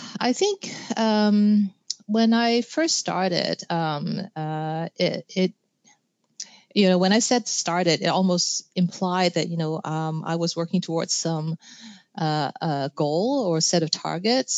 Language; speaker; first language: English; non-native, local second language; Cantonese